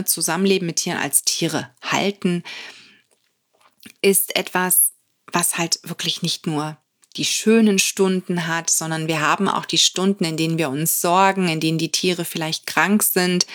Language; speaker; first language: German; native; German